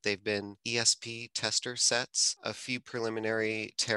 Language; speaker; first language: English; native; English